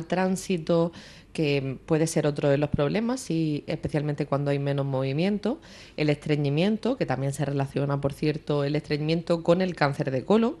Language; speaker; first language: Spanish; native; Spanish